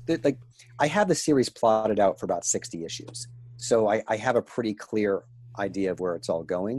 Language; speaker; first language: English; native; English